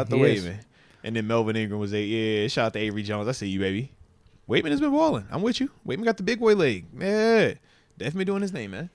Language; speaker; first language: English; native; English